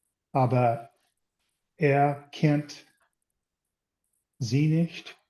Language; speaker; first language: German; non-native, learner; English